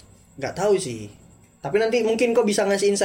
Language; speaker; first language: Indonesian; native; Indonesian